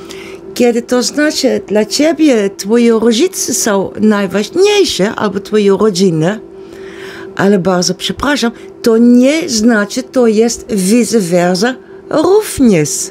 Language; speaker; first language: Polish; non-native, learner; Dutch